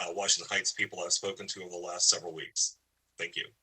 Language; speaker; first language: English; native; English